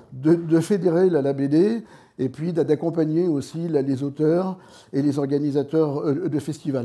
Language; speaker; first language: French; native; French